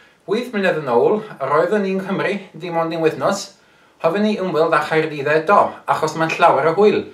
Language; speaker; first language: Welsh; non-native, learner; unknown